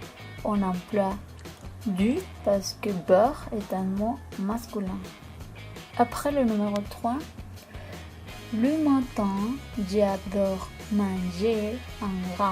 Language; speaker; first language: French; non-native, fluent; Spanish